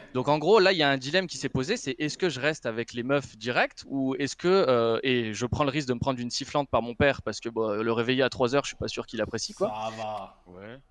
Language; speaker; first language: French; native; French